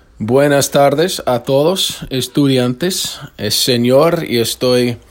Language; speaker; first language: Spanish; non-native, fluent; English